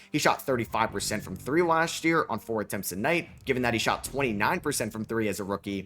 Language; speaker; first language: English; native; English